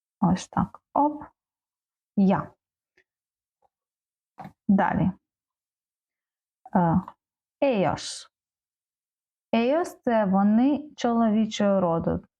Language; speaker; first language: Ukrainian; native; Ukrainian